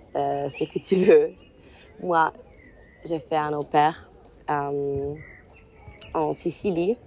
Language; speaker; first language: French; non-native, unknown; German